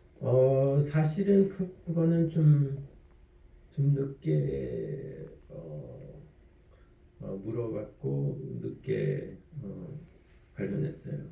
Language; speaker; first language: Korean; early bilingual, heritage; French